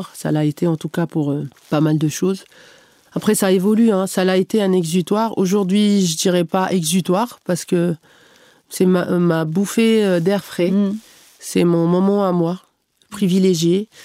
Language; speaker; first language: French; non-native, local second language; Arabic